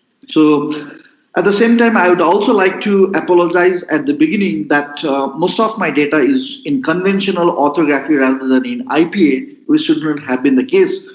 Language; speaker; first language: English; non-native, local second language; Nepali